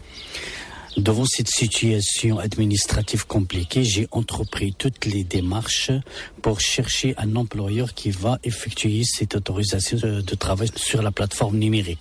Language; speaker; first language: French; non-native, local second language; Arabic